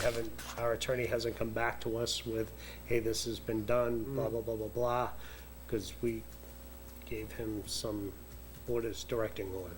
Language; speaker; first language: English; native; English